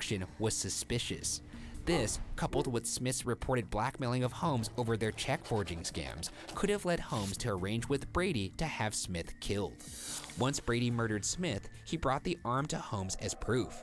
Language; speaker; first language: English; native; English